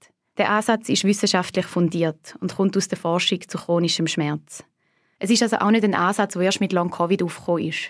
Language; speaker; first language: German; native; German